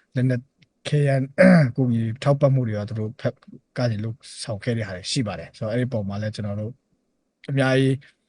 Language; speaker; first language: Burmese; non-native, local second language; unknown